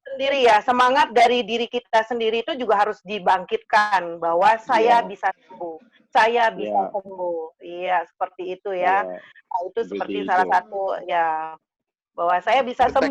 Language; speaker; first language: Indonesian; native; Indonesian